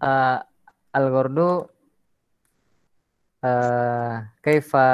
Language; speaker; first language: Arabic; non-native, learner; Indonesian